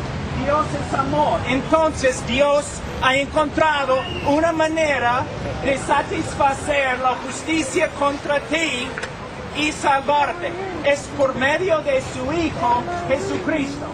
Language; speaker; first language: Spanish; non-native, fluent; English